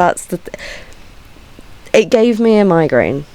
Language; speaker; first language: English; native; English